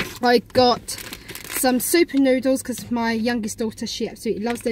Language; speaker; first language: English; native; English